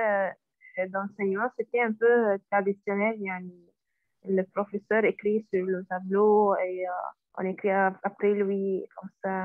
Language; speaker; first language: French; non-native, learner; Arabic